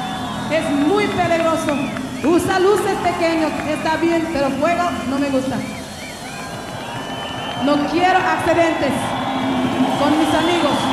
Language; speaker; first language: Spanish; non-native, learner; English